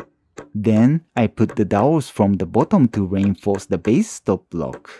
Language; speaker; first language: English; non-native, fluent; Japanese